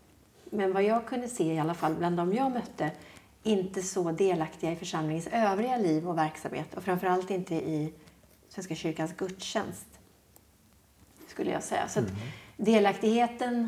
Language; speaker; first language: Swedish; native; Swedish